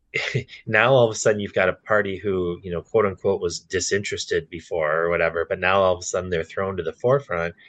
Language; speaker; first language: English; native; English